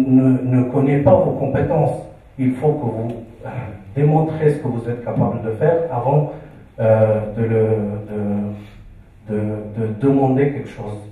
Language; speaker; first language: French; non-native, local second language; Arabic